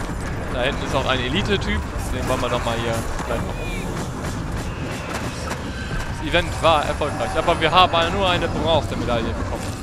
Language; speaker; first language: German; native; German